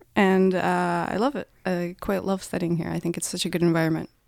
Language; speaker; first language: English; non-native, fluent; Russian